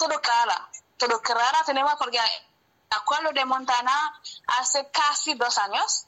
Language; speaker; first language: Spanish; non-native, learner; Haitian Creole